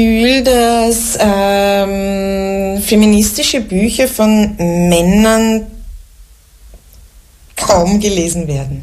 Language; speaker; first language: German; native; German